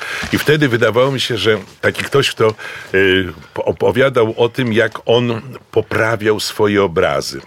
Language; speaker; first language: Polish; native; Polish